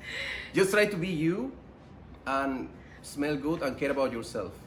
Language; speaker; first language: English; non-native, learner; Spanish